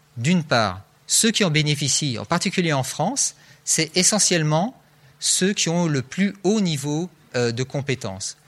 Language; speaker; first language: French; native; French